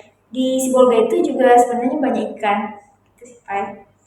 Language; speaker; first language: Indonesian; native; Indonesian